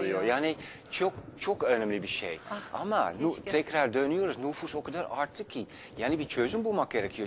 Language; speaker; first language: Turkish; non-native, fluent; Dutch